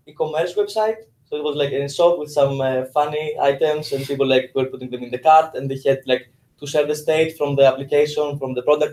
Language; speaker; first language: English; non-native, fluent; Greek